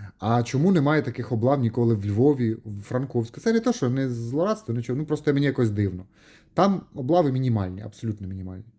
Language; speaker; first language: Ukrainian; non-native, local second language; Russian